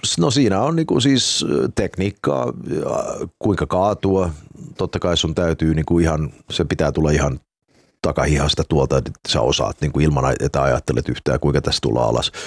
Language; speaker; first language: Finnish; early bilingual, heritage; English